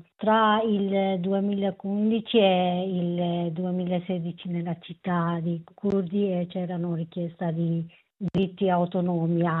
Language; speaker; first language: Italian; non-native, learner; Kurdish